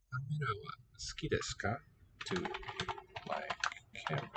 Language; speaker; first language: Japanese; non-native, learner; English